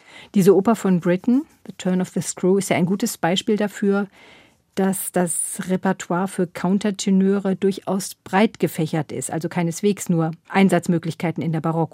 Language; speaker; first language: German; native; German